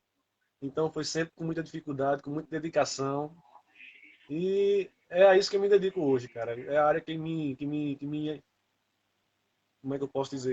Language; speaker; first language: Portuguese; native; Portuguese